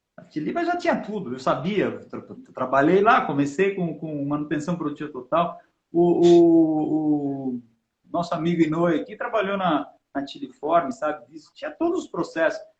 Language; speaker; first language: Portuguese; native; Portuguese